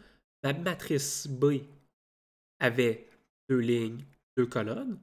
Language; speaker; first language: French; native; French